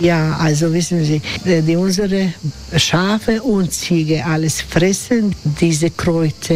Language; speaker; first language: German; non-native, learner; Croatian